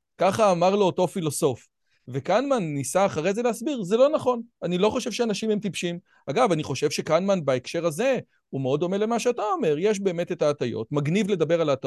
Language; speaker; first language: Hebrew; native; Hebrew